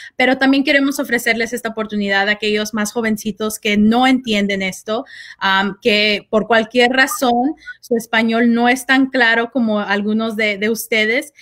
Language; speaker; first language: Spanish; early bilingual, heritage; Spanish